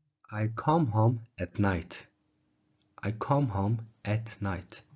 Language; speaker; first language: English; non-native, fluent; Mongolian